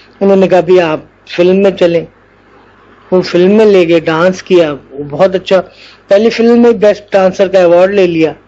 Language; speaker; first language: Urdu; non-native, local second language; Punjabi